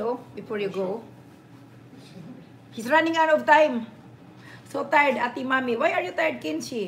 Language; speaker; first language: English; non-native, local second language; Filipino